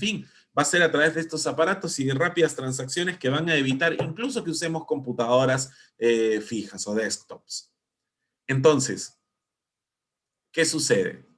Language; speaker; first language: Spanish; native; Spanish